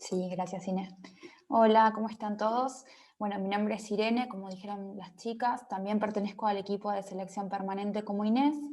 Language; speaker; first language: Spanish; native; Spanish